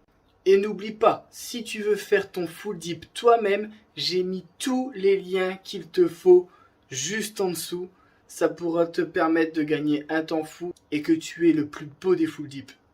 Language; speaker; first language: French; native; French